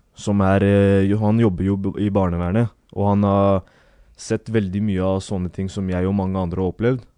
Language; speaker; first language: Norwegian; early bilingual, other home language; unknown